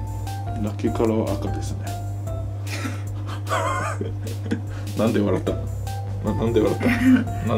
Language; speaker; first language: Japanese; native; Japanese